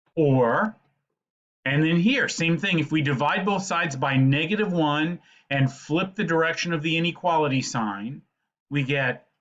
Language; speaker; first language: English; native; English